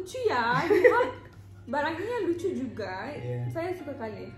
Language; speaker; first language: Indonesian; non-native, learner; Turkish